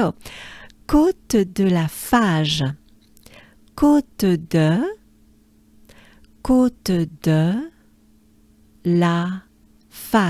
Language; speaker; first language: French; native; French